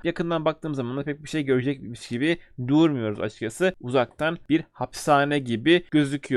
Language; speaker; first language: Turkish; native; Turkish